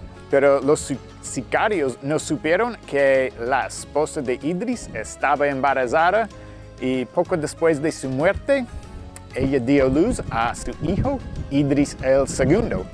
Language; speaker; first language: Spanish; non-native, fluent; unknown